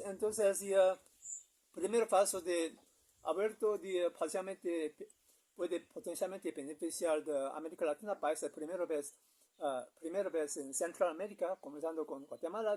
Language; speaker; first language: Spanish; non-native, learner; Korean